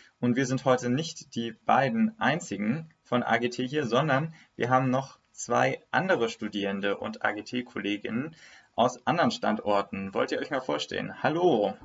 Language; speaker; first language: German; native; German